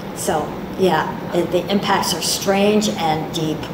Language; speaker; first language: English; native; English